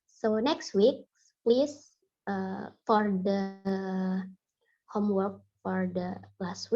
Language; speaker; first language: English; non-native, fluent; Indonesian